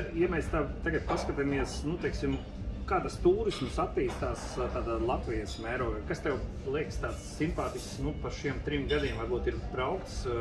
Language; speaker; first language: Latvian; non-native, local second language; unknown